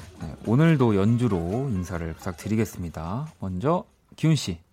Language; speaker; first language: Korean; native; Korean